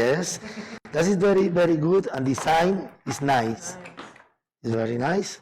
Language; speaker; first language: English; non-native, learner; Spanish